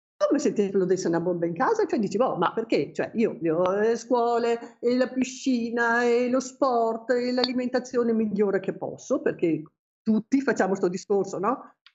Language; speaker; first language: Italian; native; Italian